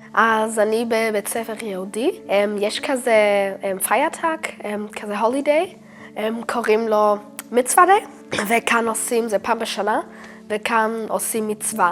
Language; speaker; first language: Hebrew; early bilingual, heritage; German